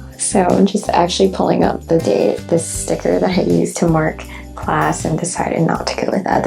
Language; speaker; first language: English; native; English